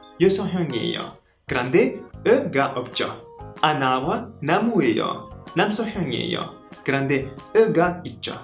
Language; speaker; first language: Korean; non-native, learner; French